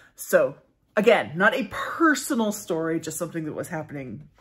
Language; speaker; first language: English; native; English